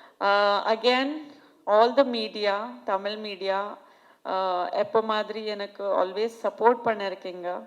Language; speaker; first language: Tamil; non-native, fluent; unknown